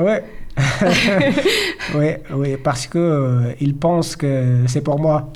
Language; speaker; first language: French; non-native, learner; Persian